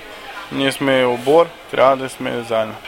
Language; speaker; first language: Bulgarian; non-native, learner; Portuguese